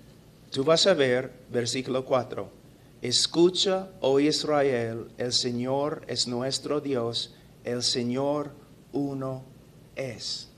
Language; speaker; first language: Spanish; non-native, fluent; English